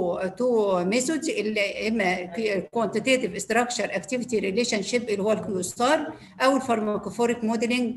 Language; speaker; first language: Arabic; native; Arabic